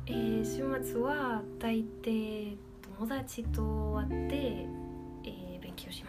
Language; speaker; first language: Japanese; non-native, learner; Spanish